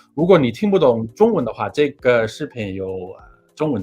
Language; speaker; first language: Chinese; non-native, fluent; English